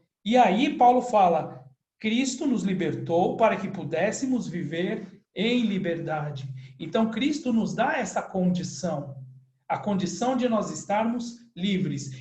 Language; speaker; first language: Portuguese; native; Portuguese